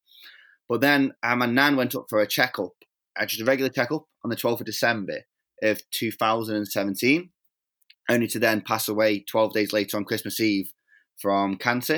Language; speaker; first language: English; native; English